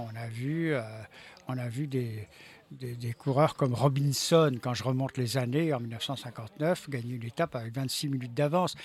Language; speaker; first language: French; native; French